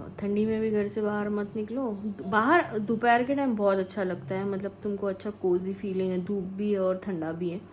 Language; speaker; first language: Hindi; non-native, local second language; Malayalam